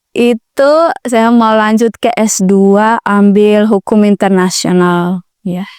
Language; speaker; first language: Indonesian; non-native, learner; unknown